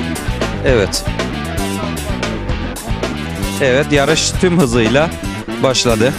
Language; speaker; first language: Turkish; native; Turkish